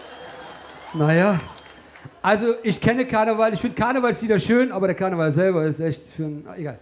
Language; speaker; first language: German; early bilingual, other home language; Turkish